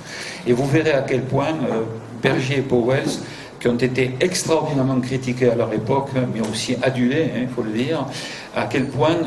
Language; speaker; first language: French; native; French